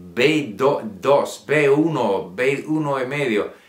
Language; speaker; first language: Spanish; non-native, fluent; English